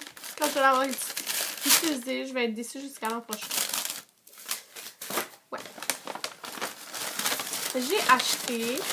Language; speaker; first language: French; native; French